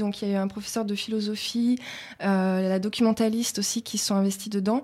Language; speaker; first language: French; native; French